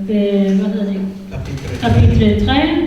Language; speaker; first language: Danish; non-native, learner; Kinyarwanda